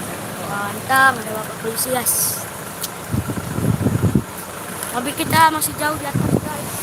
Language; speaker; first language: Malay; non-native, local second language; Minangkabau